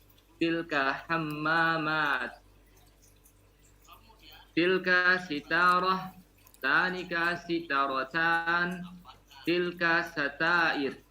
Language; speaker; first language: Arabic; non-native, learner; Indonesian